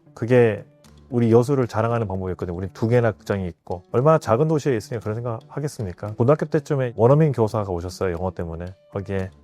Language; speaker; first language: Korean; native; Korean